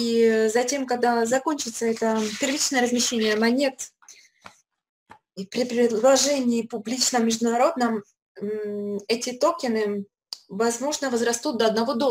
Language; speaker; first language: Russian; native; Russian